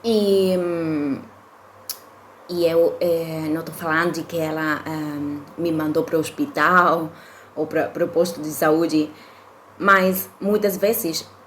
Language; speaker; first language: Portuguese; non-native, fluent; Spanish